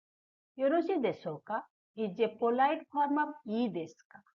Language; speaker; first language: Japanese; non-native, fluent; Hindi